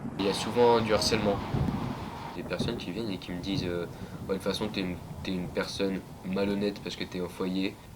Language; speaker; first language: French; native; French